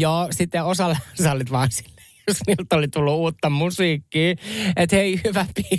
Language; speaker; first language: Finnish; native; Finnish